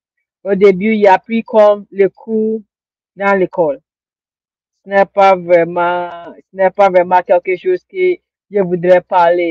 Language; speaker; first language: French; non-native, learner; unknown